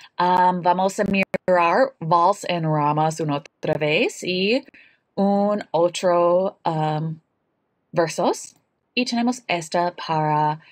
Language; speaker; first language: Spanish; non-native, learner; English